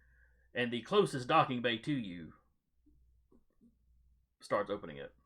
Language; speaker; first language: English; native; English